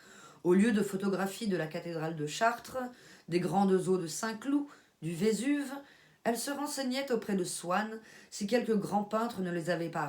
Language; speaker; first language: French; native; French